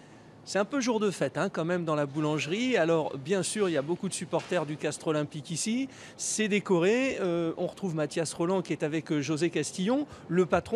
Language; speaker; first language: French; native; French